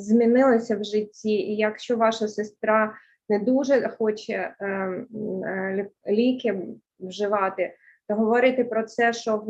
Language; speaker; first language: Ukrainian; early bilingual, heritage; Ukrainian